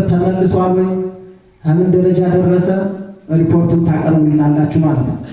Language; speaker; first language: Amharic; native; Amharic